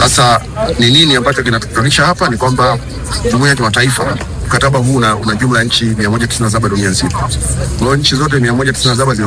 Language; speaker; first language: Swahili; native; Swahili